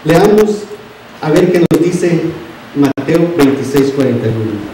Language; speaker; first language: Spanish; native; Spanish